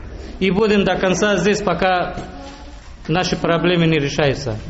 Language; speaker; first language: Russian; early bilingual, other home language; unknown